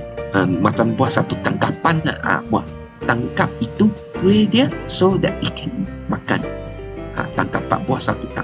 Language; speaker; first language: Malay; non-native, local second language; Chinese